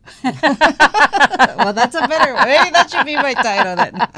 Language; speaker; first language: English; non-native, fluent; Spanish